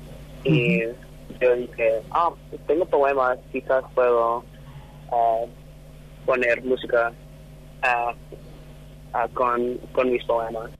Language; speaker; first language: Spanish; non-native, fluent; English